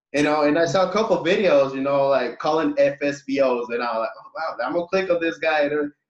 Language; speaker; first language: English; early bilingual, other home language; Spanish